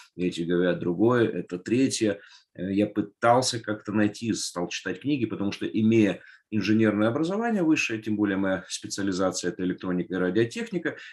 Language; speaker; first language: Russian; native; Russian